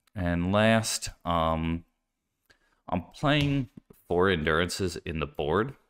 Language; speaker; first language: English; native; English